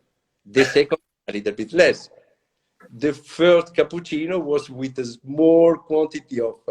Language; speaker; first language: English; non-native, learner; Italian